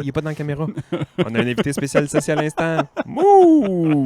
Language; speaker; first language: French; native; French